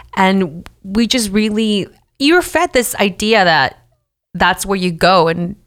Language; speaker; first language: English; early bilingual, other home language; Spanish